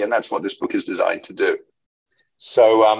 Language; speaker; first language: English; native; English